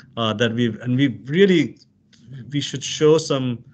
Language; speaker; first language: English; non-native, local second language; Urdu